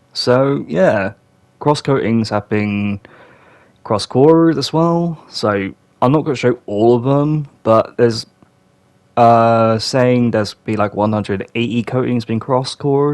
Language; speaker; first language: English; native; English